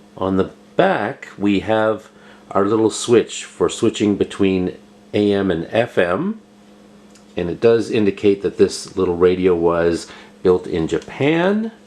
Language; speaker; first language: English; native; English